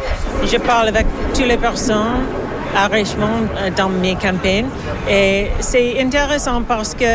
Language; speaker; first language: French; non-native, learner; English